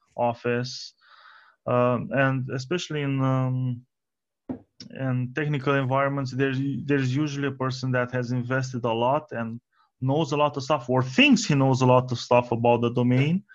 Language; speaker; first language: English; non-native, fluent; Romanian